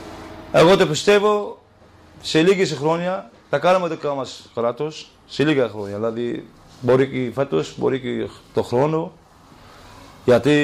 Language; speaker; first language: Greek; non-native, learner; Kurdish